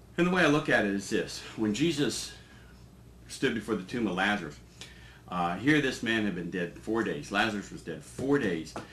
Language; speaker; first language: English; native; English